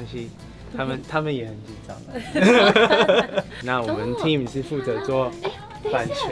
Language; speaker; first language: Chinese; native; Chinese